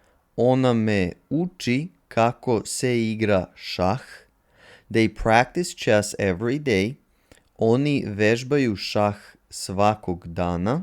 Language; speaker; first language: Serbian; native; Serbian